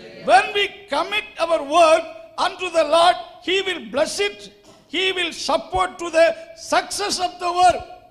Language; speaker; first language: English; non-native, local second language; Tamil